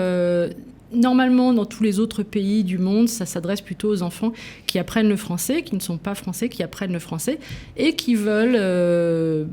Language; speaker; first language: French; native; French